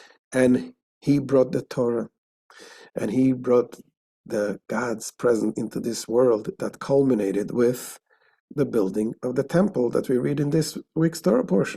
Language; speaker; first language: English; non-native, fluent; Hebrew